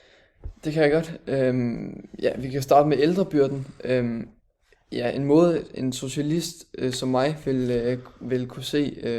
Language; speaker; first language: Danish; native; Danish